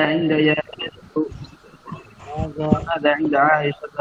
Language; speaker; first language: Arabic; non-native, learner; Bangla